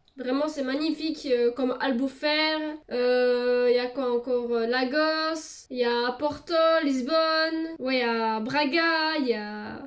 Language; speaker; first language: French; early bilingual, other home language; Portuguese